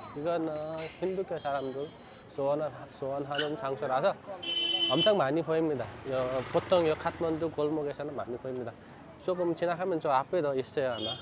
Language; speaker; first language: Korean; non-native, fluent; Nepali